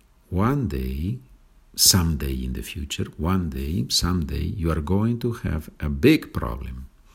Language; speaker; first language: English; non-native, fluent; Spanish